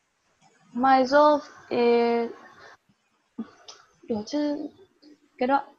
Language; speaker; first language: English; non-native, learner; Vietnamese